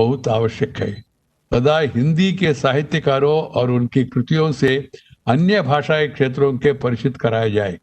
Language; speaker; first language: Hindi; non-native, local second language; Telugu